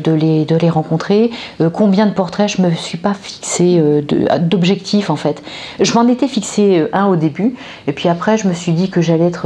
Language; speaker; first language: French; native; French